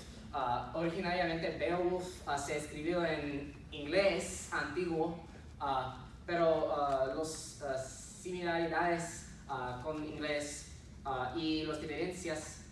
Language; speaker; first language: Spanish; non-native, learner; English